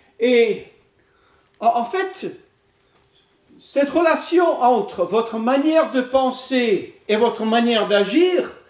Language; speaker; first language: French; non-native, fluent; English